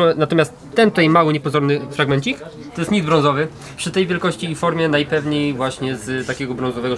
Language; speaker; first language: Polish; native; Polish